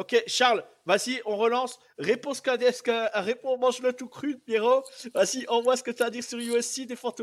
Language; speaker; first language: French; native; French